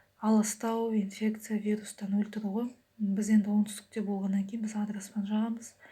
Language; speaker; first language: Kazakh; native; Kazakh